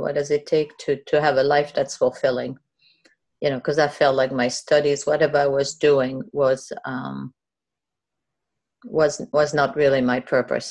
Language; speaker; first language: English; non-native, fluent; French